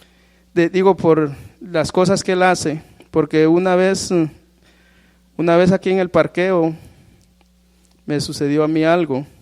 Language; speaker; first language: Spanish; native; Spanish